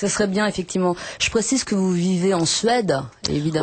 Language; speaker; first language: French; native; French